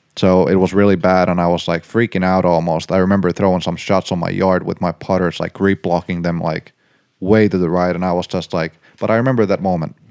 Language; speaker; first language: English; non-native, fluent; Finnish